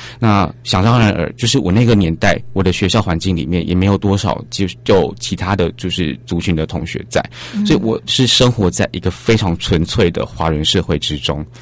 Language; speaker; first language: Chinese; native; Chinese